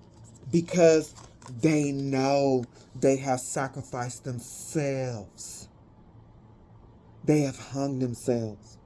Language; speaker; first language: English; native; English